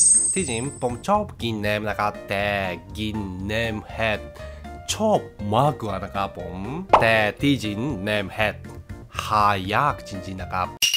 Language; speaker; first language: Thai; non-native, learner; Japanese